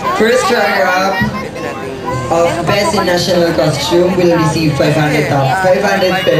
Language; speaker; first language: English; non-native, local second language; Filipino